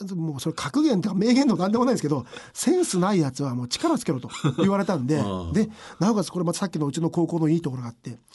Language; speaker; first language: Japanese; native; Japanese